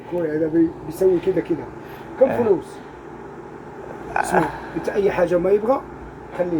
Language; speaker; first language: Arabic; non-native, learner; Filipino